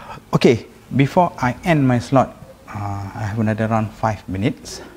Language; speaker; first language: English; non-native, local second language; Malay